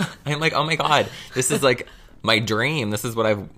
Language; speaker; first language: English; native; English